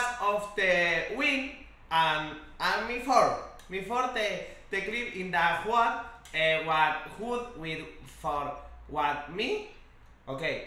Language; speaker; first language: English; non-native, learner; Spanish